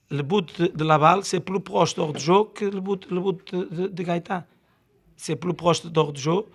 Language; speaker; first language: French; non-native, learner; Portuguese